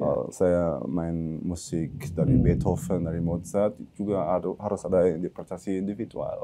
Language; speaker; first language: Indonesian; early bilingual, heritage; German